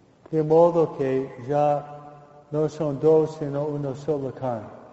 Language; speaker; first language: Spanish; non-native, fluent; English